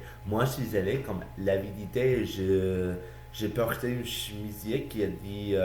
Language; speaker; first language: French; non-native, learner; English